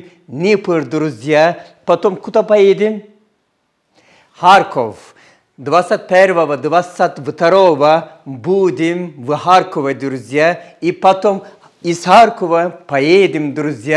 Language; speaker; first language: Russian; non-native, learner; Turkish